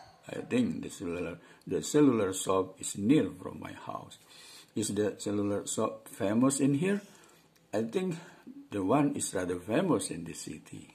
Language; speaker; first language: English; non-native, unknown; Indonesian